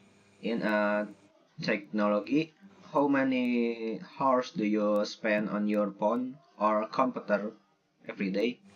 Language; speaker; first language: English; non-native, learner; Indonesian